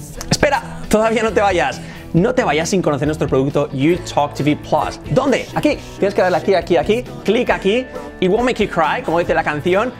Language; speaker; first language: Spanish; native; Spanish